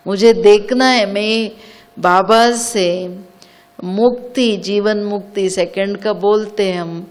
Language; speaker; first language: Hindi; non-native, local second language; Kannada